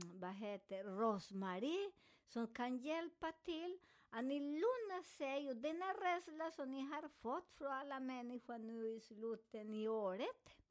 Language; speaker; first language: Swedish; non-native, fluent; Spanish